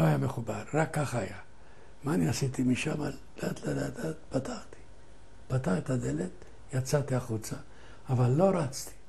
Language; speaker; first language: Hebrew; non-native, fluent; Ladino